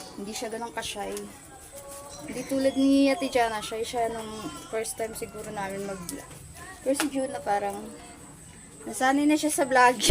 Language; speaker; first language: Filipino; non-native, local second language; Waray